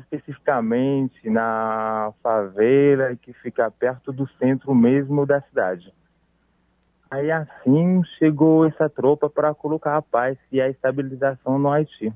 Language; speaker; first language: Portuguese; non-native, fluent; Haitian Creole